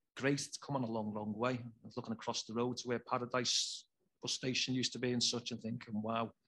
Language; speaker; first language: English; native; English